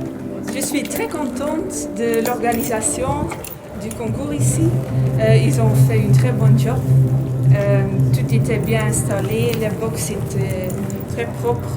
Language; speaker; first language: French; non-native, learner; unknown